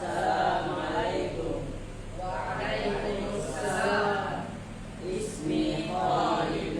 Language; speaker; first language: Arabic; non-native, learner; Indonesian